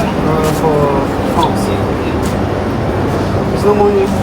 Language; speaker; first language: English; non-native, learner; French